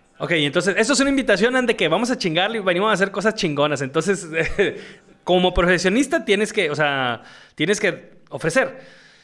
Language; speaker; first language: Spanish; native; Spanish